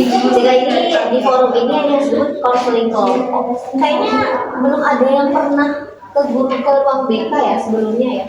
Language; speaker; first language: Indonesian; native; Indonesian